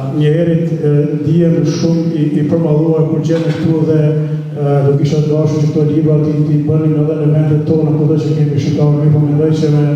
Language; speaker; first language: Albanian; early bilingual, other home language; English